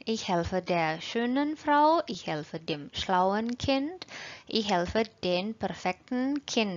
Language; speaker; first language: German; non-native, fluent; Indonesian